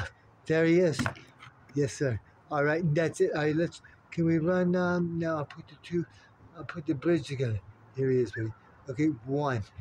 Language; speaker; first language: English; native; English